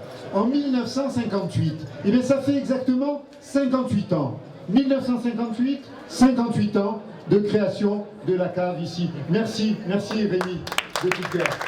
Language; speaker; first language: French; native; French